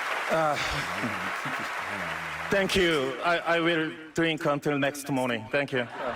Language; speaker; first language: English; non-native, learner; Korean